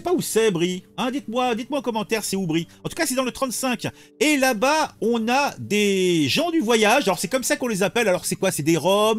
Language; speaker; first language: French; native; French